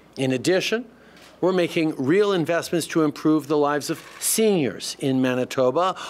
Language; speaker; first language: English; native; English